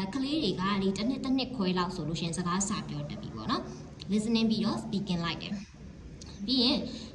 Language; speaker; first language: Burmese; native; Burmese